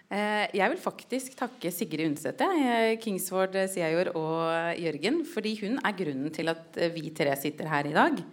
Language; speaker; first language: Norwegian; native; Norwegian